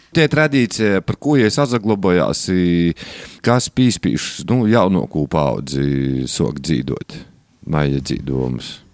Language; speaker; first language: Latvian; native; Latvian